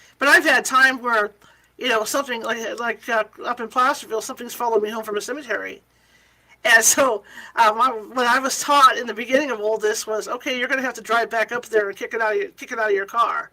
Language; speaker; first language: English; native; English